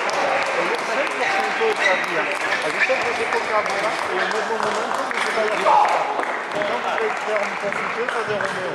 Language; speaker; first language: Portuguese; non-native, fluent; French